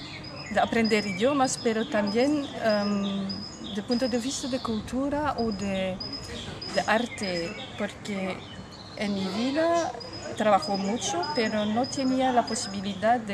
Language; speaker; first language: Spanish; non-native, learner; Dutch